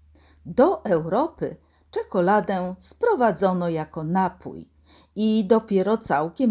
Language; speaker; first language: Polish; native; Polish